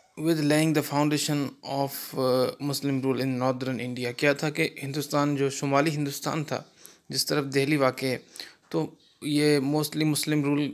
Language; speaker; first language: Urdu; non-native, local second language; Sindhi